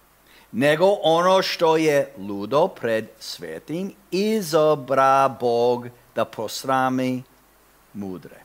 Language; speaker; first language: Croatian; non-native, fluent; English